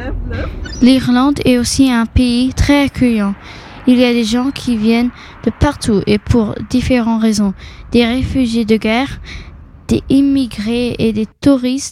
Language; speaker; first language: French; early bilingual, heritage; French